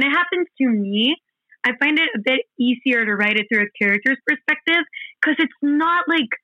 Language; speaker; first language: English; non-native, fluent; Spanish